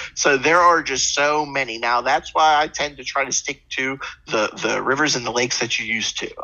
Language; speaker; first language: English; native; English